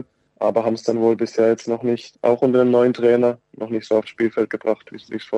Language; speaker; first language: German; native; German